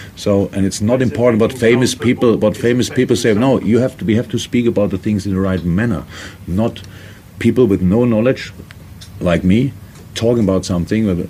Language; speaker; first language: English; non-native, fluent; German